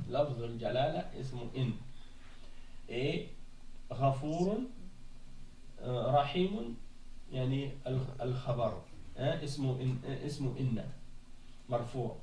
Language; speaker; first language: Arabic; non-native, fluent; French